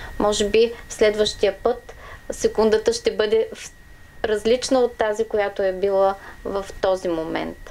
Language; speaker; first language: Bulgarian; native; Bulgarian